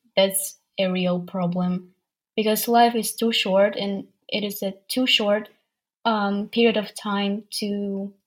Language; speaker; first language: English; non-native, fluent; Ukrainian